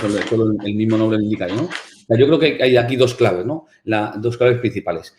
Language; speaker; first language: Spanish; native; Spanish